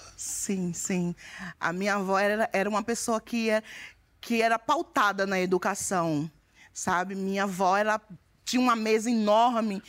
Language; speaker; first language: Portuguese; native; Portuguese